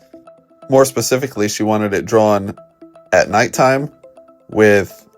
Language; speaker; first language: English; native; English